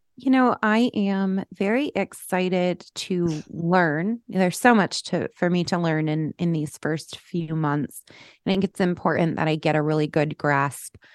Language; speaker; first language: English; native; English